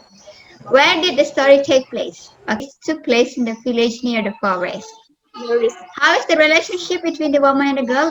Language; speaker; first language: English; non-native, fluent; Indonesian